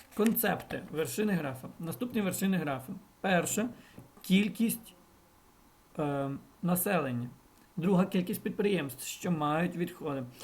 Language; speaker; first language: Ukrainian; non-native, local second language; Russian